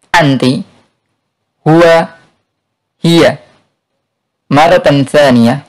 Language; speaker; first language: Arabic; non-native, fluent; Indonesian